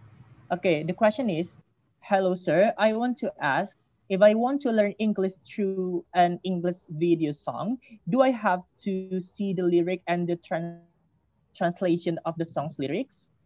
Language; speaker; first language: English; non-native, learner; Indonesian